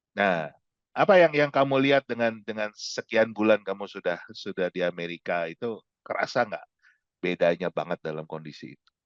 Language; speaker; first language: Indonesian; native; Indonesian